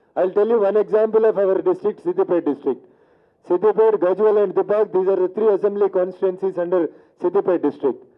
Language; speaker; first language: English; non-native, local second language; Telugu